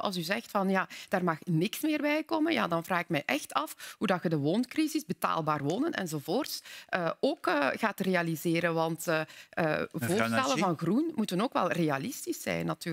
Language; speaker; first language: Dutch; native; Dutch